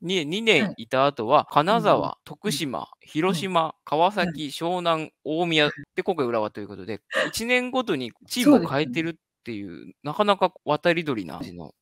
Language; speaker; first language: Japanese; native; Japanese